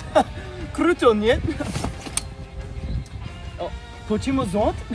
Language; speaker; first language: Russian; non-native, learner; English